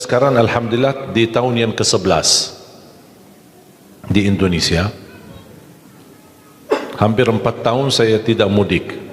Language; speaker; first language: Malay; non-native, fluent; Arabic